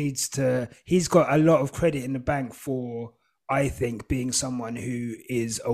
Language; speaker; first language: English; native; English